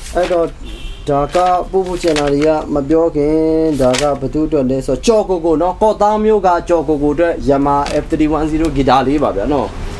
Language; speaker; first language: Burmese; non-native, local second language; Tedim Chin